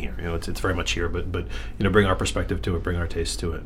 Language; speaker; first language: English; native; English